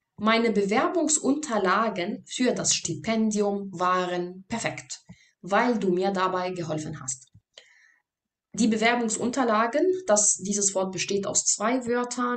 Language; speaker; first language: German; non-native, fluent; Arabic